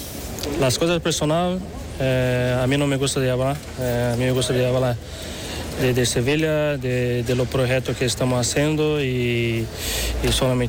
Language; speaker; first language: Spanish; non-native, fluent; Portuguese